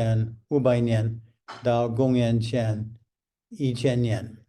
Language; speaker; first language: Chinese; non-native, fluent; English